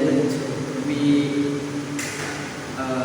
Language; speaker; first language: English; non-native, learner; Indonesian